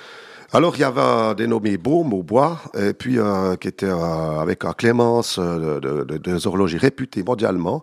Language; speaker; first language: French; native; French